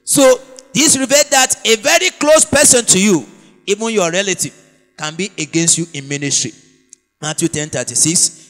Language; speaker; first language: English; non-native, local second language; Yoruba